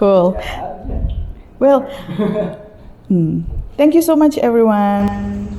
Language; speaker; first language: English; non-native, fluent; Indonesian